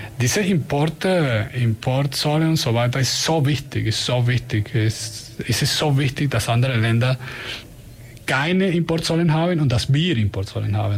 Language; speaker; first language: German; non-native, learner; Spanish